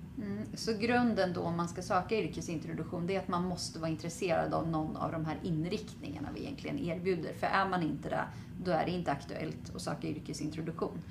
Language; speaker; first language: Swedish; native; Swedish